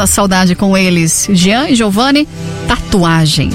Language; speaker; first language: Portuguese; native; Portuguese